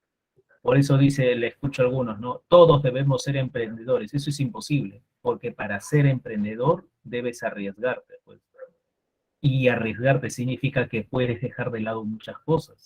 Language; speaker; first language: Spanish; native; Spanish